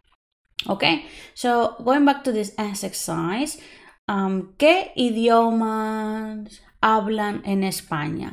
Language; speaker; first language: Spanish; non-native, fluent; English